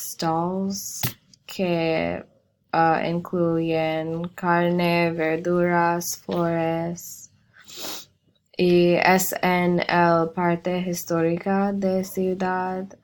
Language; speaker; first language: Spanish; non-native, learner; English